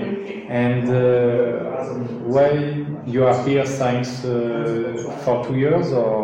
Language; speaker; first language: English; non-native, learner; French